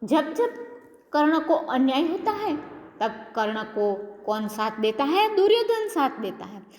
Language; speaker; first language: Hindi; non-native, local second language; Gujarati